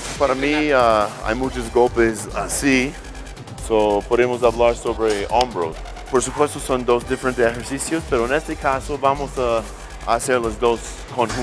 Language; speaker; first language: Spanish; non-native, learner; English